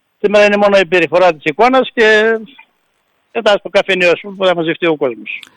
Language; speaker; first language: Greek; native; Greek